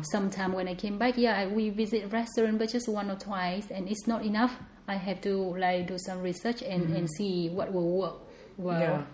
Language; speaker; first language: English; non-native, fluent; Vietnamese